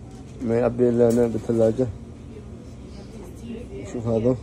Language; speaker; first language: Arabic; non-native, learner; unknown